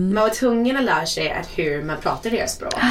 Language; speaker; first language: Swedish; non-native, fluent; English